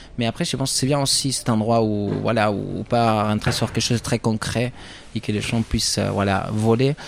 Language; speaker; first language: French; non-native, fluent; Spanish